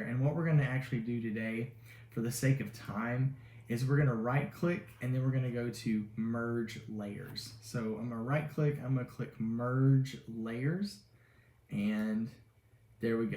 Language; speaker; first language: English; native; English